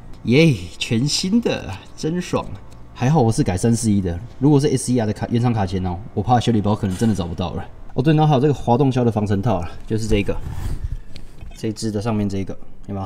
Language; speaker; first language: Chinese; native; Chinese